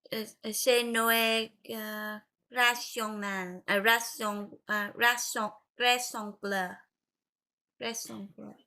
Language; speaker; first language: French; non-native, learner; Vietnamese